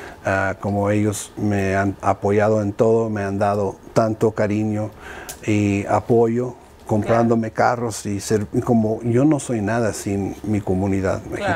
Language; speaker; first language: Spanish; early bilingual, heritage; Spanish